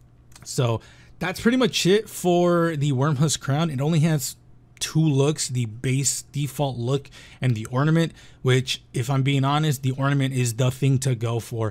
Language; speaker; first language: English; native; English